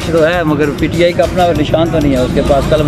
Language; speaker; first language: Urdu; native; Urdu